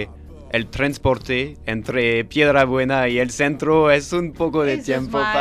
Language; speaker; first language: Spanish; non-native, learner; French